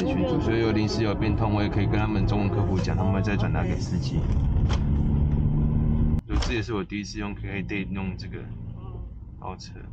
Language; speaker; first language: Chinese; native; Chinese